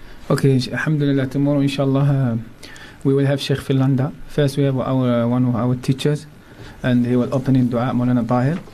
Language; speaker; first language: English; non-native, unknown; Arabic